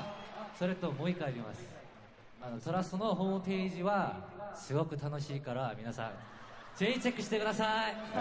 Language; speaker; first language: Japanese; non-native, learner; Korean